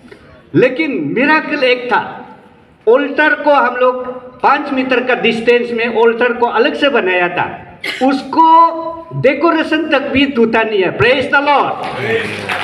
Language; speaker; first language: Hindi; non-native, local second language; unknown